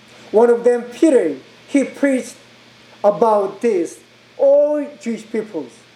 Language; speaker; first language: English; non-native, learner; Korean